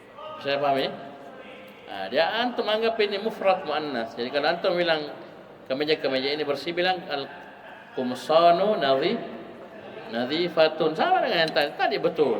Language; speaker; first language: Indonesian; native; Indonesian